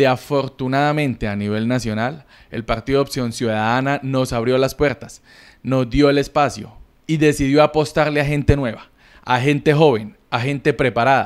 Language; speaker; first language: Spanish; native; Spanish